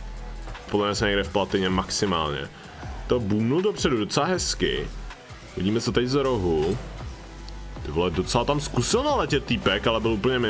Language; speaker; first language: Czech; native; Czech